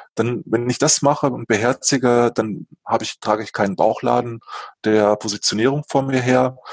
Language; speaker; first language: German; native; German